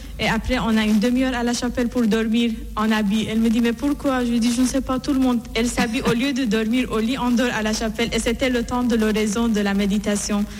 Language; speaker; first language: French; non-native, fluent; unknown